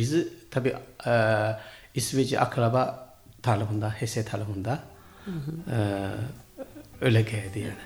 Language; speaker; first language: Turkish; non-native, learner; Chinese